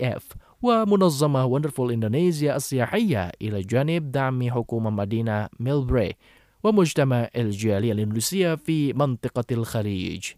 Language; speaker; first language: Arabic; non-native, fluent; Indonesian